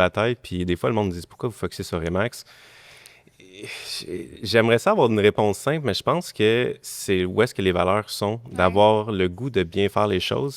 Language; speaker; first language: French; native; French